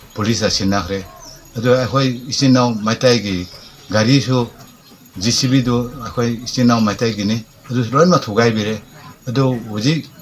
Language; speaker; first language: Manipuri; non-native, local second language; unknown